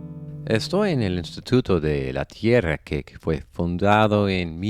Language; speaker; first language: Spanish; non-native, learner; English